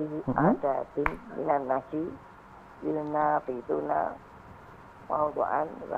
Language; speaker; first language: Arabic; non-native, learner; Indonesian